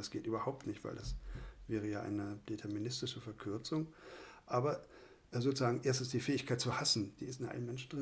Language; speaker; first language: German; native; German